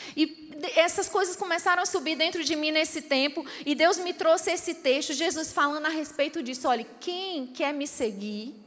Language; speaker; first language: Portuguese; native; Portuguese